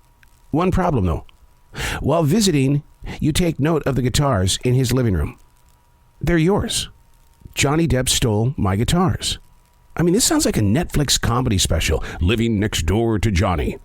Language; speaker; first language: English; native; English